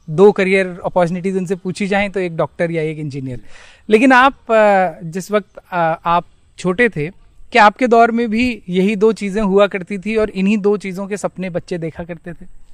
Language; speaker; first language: Hindi; native; Hindi